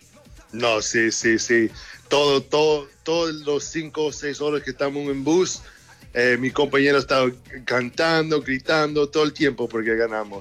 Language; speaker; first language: Spanish; early bilingual, heritage; English